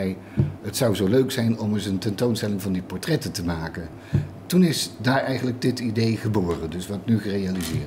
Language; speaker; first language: Dutch; native; Dutch